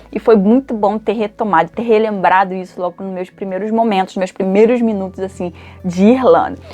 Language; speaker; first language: Portuguese; native; Portuguese